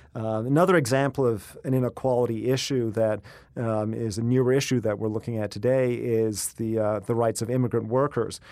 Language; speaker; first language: English; native; English